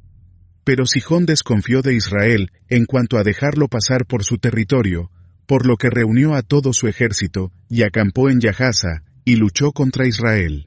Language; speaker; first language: Spanish; native; Spanish